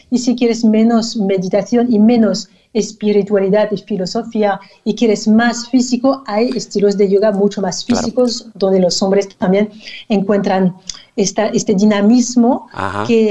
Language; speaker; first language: Spanish; non-native, fluent; French